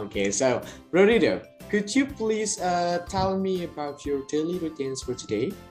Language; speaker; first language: English; non-native, learner; Indonesian